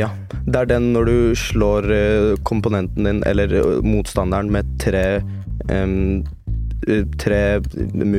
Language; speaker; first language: Norwegian; early bilingual, other home language; Turkish